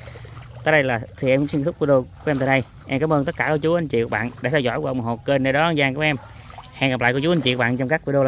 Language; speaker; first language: Vietnamese; native; Vietnamese